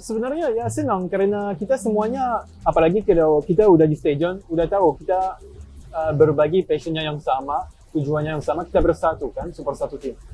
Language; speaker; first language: Indonesian; non-native, fluent; French